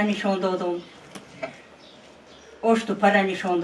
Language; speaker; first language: Persian; non-native, learner; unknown